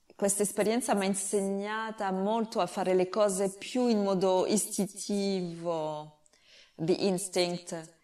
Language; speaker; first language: Italian; non-native, fluent; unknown